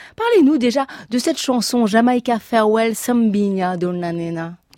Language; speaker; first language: French; native; French